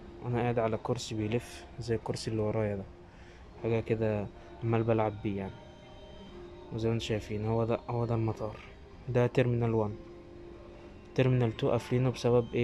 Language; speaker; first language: Arabic; native; Arabic